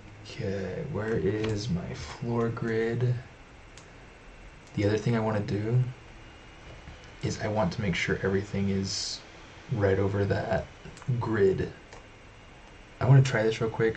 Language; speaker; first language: English; native; English